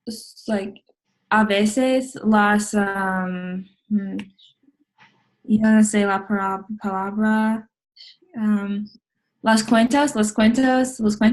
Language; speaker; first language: Spanish; non-native, learner; English